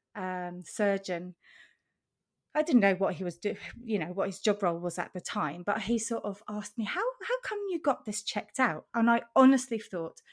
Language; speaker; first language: English; non-native, fluent; German